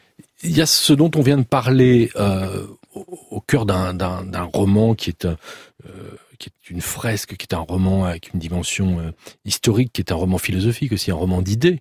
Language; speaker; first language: French; native; French